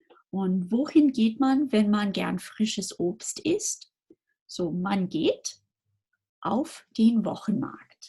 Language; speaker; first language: German; non-native, fluent; English